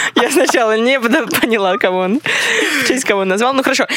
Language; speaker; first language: Russian; non-native, fluent; English